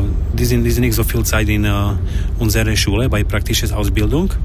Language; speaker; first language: German; non-native, learner; Slovak